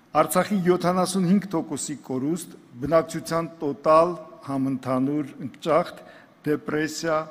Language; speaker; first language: Armenian; native; Armenian